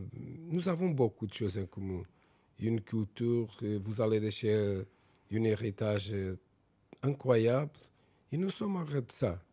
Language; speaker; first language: French; non-native, fluent; Portuguese